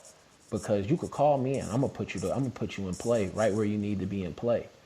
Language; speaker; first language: English; native; English